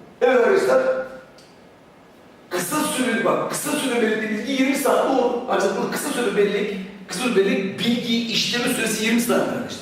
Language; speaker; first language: Turkish; native; Turkish